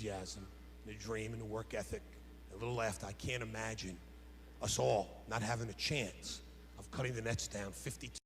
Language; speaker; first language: English; native; English